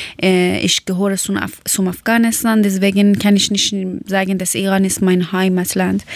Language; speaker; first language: German; non-native, learner; Persian